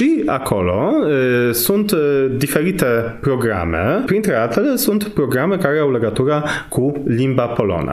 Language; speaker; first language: Romanian; non-native, fluent; Polish